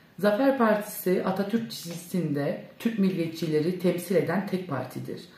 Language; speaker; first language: Turkish; early bilingual, heritage; Turkish